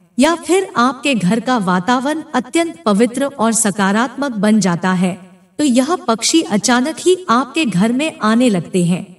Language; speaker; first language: Hindi; native; Hindi